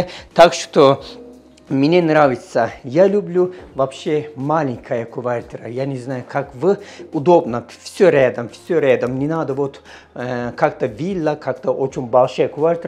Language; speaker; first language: Russian; non-native, learner; Turkish